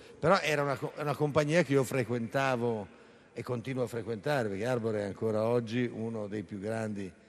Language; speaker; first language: Italian; native; Italian